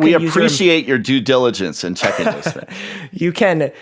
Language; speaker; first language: English; native; English